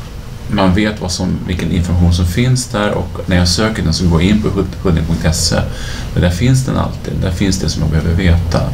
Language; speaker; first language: Swedish; native; Swedish